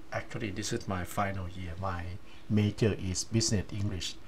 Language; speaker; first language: English; non-native, fluent; Thai